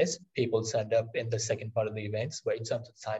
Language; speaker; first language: English; non-native, local second language; Urdu